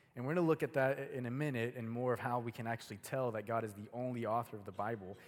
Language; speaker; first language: English; early bilingual, other home language; Spanish